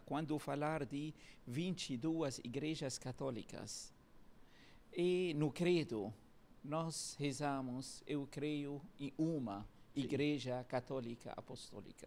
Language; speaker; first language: Portuguese; non-native, learner; Arabic